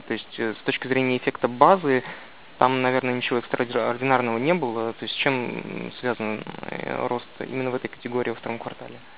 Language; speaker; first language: Russian; native; Russian